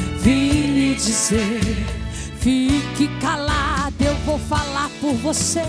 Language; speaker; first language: Portuguese; native; Portuguese